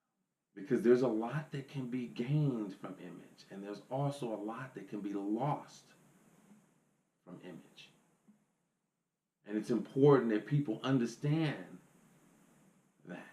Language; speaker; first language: English; native; English